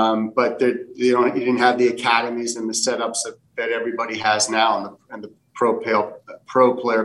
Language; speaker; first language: English; early bilingual, other home language; Portuguese